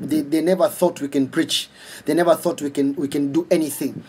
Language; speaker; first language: English; non-native, local second language; Swahili